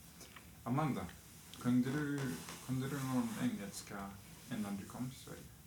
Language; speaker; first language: Swedish; non-native, fluent; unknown